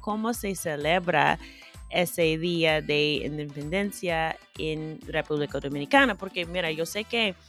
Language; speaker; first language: Spanish; non-native, fluent; English